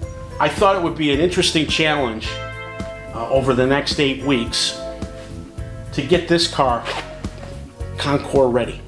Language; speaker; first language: English; native; English